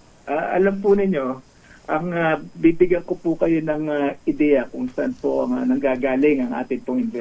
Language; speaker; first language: Filipino; native; Filipino